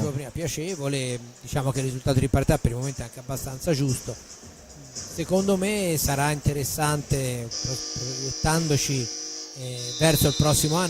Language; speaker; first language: Italian; native; Italian